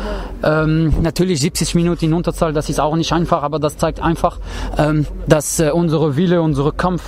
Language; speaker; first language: German; non-native, fluent; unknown